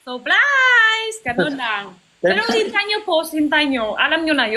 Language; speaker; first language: Filipino; non-native, learner; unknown